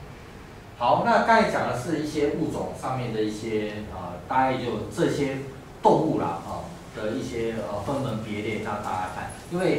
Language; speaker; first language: Chinese; native; Chinese